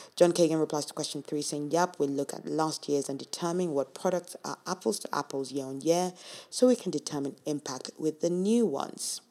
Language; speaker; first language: English; non-native, local second language; Yoruba